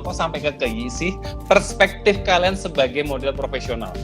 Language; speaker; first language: Indonesian; native; Indonesian